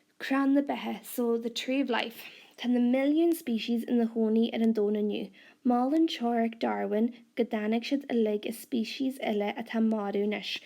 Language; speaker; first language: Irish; non-native, local second language; English